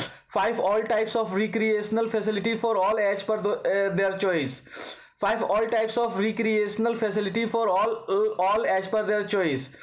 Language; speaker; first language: English; non-native, local second language; Hindi